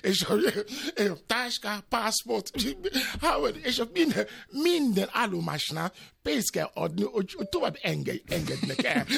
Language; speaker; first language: Hungarian; non-native, learner; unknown